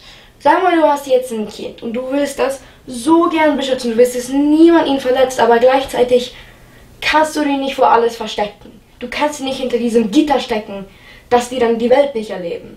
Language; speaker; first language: German; non-native, fluent; English